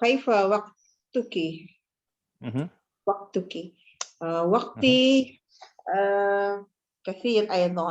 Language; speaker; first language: Arabic; non-native, learner; Malay